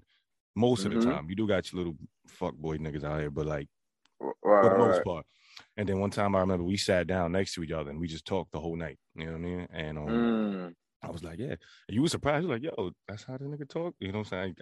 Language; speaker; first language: English; native; English